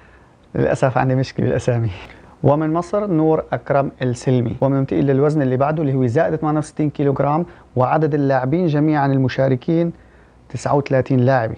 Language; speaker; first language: Arabic; early bilingual, heritage; Arabic